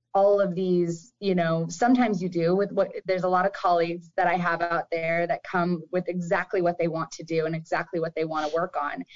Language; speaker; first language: English; native; English